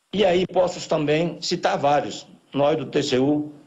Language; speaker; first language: Portuguese; native; Portuguese